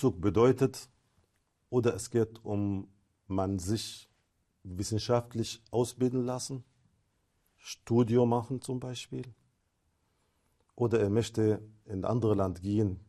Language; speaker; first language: German; non-native, fluent; Arabic